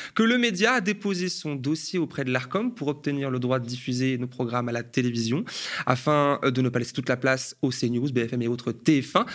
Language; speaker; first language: French; native; French